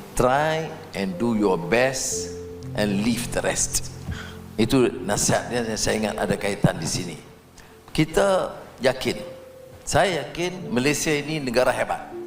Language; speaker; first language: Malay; native; Malay